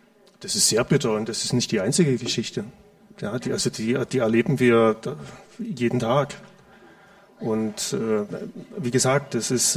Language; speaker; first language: German; native; German